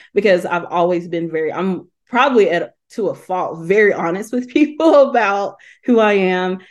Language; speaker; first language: English; native; English